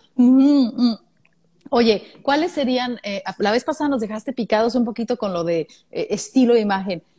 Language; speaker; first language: Spanish; native; Spanish